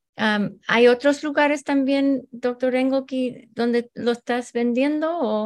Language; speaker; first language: Spanish; early bilingual, heritage; Spanish